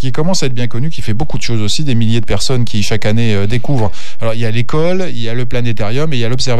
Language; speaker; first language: French; native; French